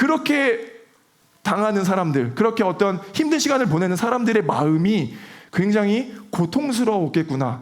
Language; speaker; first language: Korean; native; Korean